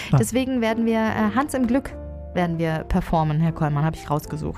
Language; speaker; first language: German; native; German